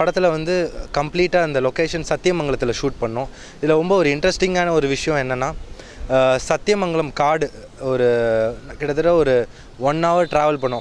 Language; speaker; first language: Tamil; native; Tamil